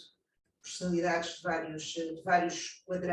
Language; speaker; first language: Portuguese; native; Portuguese